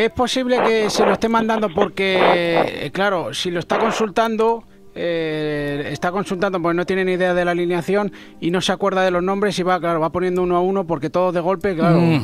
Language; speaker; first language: Spanish; native; Spanish